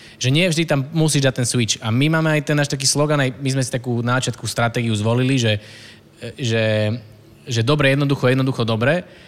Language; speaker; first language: Slovak; native; Slovak